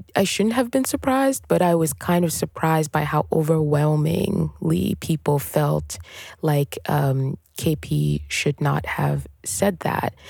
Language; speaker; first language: English; non-native, local second language; French